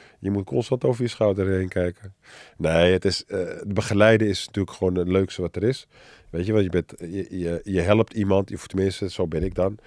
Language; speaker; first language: Dutch; early bilingual, other home language; Arabic